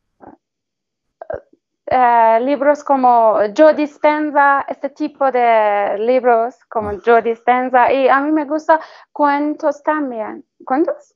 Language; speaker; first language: Spanish; non-native, learner; Persian